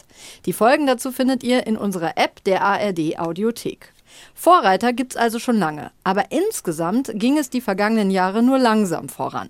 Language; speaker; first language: German; native; German